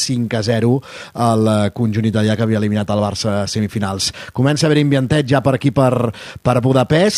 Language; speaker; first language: Catalan; native; Catalan